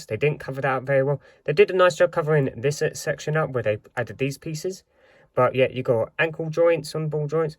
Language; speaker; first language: English; native; English